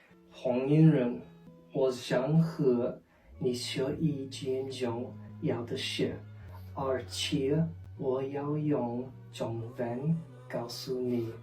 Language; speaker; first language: Chinese; non-native, learner; English